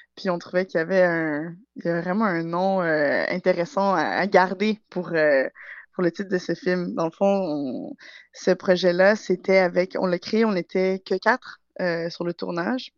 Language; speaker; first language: French; native; French